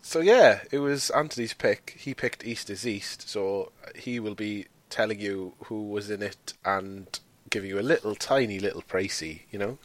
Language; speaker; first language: English; native; English